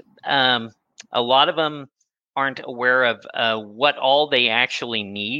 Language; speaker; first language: English; native; English